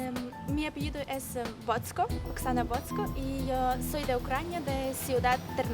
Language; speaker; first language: Spanish; non-native, fluent; Ukrainian